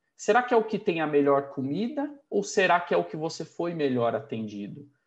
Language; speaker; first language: Portuguese; native; Portuguese